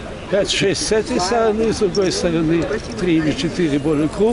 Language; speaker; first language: Russian; early bilingual, heritage; Russian